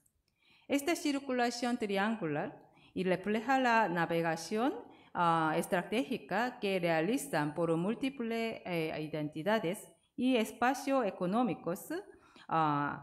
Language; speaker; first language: Spanish; non-native, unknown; Korean